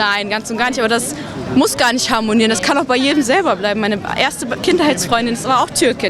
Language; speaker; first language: German; native; German